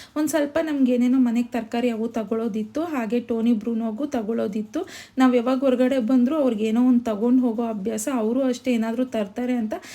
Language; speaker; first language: Kannada; native; Kannada